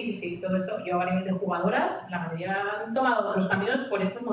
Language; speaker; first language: Spanish; native; Spanish